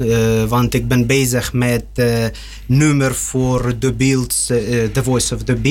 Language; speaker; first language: Dutch; non-native, learner; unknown